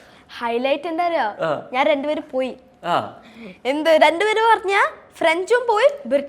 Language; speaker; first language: Malayalam; early bilingual, heritage; Malayalam